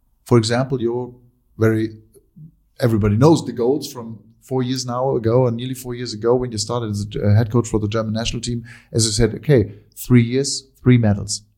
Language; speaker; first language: English; non-native, fluent; German